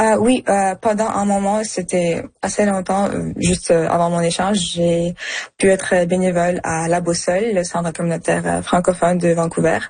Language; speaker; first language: French; early bilingual, other home language; Russian